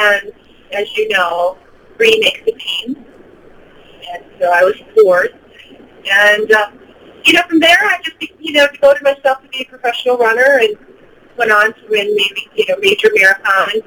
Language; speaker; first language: English; native; English